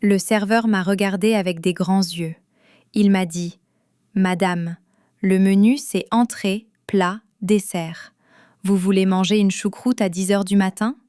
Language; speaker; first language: French; non-native, fluent; English